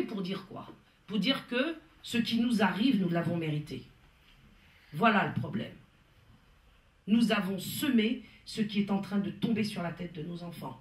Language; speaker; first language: French; native; French